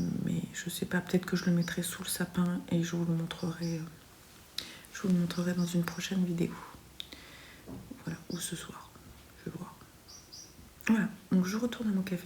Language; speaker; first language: French; native; French